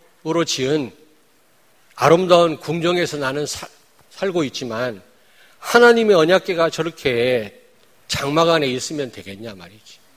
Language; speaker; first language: Korean; native; Korean